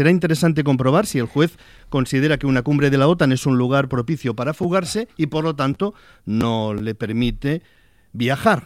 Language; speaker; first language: Spanish; native; Spanish